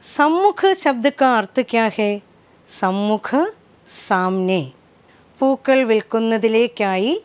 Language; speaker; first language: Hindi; non-native, local second language; Malayalam